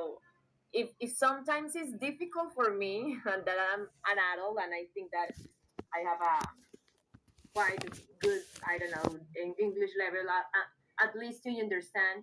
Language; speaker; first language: English; non-native, fluent; Spanish